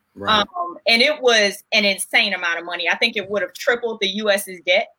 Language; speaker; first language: English; native; English